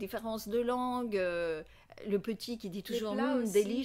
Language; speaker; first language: French; native; French